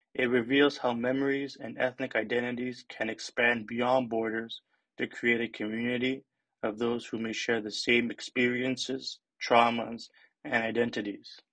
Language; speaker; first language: English; early bilingual, other home language; Greek